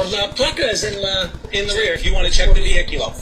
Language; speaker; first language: Spanish; non-native, learner; English